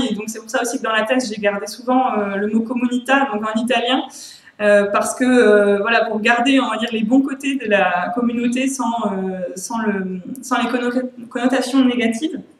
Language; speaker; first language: French; native; French